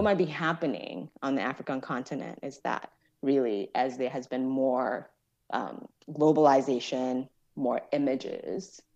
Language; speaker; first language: English; non-native, local second language; Yoruba